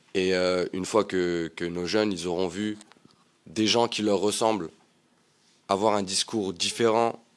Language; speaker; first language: French; native; French